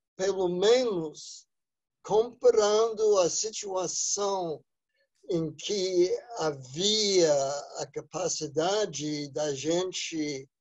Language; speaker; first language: Portuguese; non-native, fluent; English